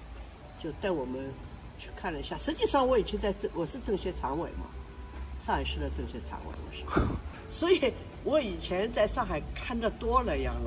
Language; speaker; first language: Chinese; non-native, local second language; Wu Chinese